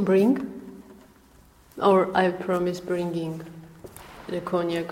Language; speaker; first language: English; non-native, learner; Armenian